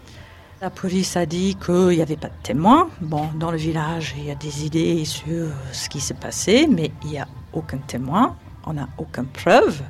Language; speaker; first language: French; non-native, fluent; English